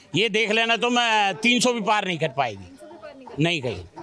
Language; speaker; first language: Hindi; native; Hindi